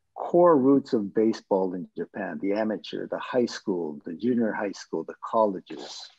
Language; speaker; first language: English; non-native, fluent; Japanese